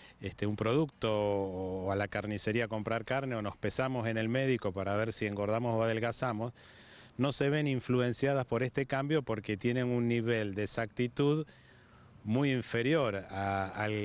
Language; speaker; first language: Spanish; native; Spanish